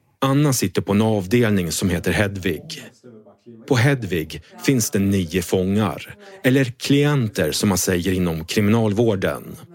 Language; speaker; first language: Swedish; native; Swedish